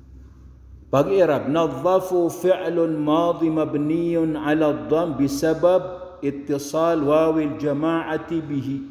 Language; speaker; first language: Arabic; non-native, fluent; Filipino